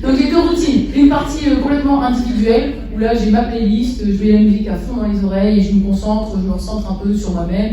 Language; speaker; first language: French; native; French